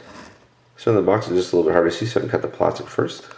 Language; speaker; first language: English; native; English